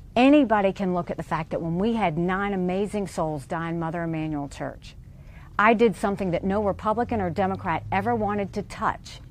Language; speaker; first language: English; native; English